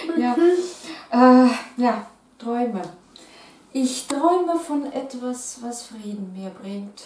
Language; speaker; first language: German; non-native, fluent; Russian